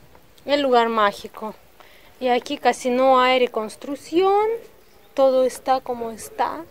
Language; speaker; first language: Spanish; non-native, learner; Russian